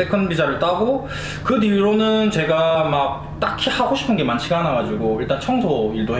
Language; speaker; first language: Korean; native; Korean